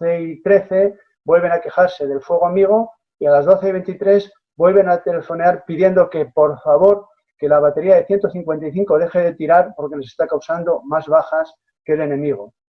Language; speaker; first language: Spanish; native; Spanish